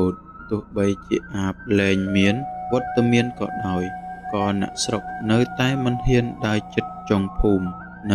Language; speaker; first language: Khmer; native; Khmer